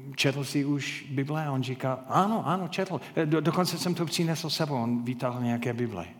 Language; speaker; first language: Czech; non-native, fluent; English